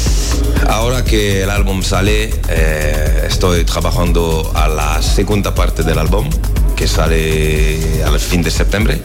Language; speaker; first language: Spanish; non-native, learner; French